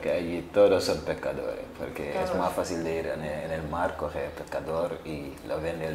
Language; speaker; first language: Spanish; non-native, learner; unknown